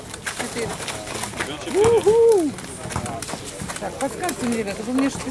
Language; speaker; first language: Russian; native; Russian